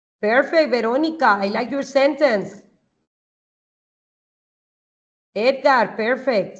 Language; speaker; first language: English; non-native, fluent; Spanish